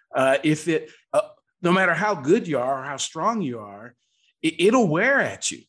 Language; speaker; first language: English; native; English